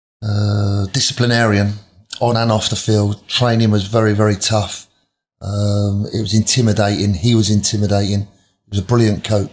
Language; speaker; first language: English; native; English